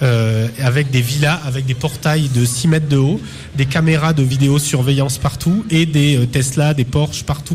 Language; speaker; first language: French; native; French